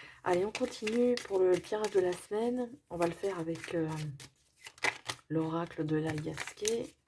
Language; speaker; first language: French; native; French